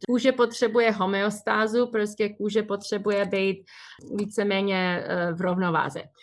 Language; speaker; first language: Czech; early bilingual, heritage; Czech